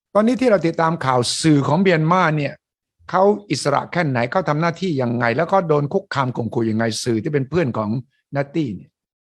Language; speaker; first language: Thai; native; Thai